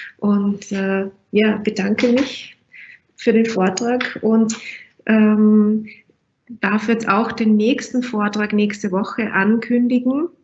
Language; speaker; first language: German; native; German